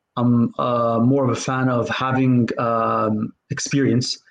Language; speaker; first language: English; non-native, fluent; Arabic